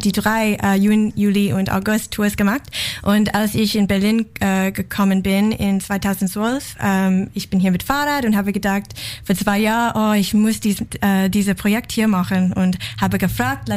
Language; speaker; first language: German; non-native, learner; English